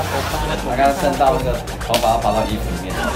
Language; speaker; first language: Chinese; native; Chinese